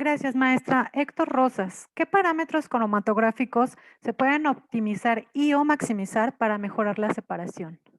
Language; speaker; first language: Spanish; native; Spanish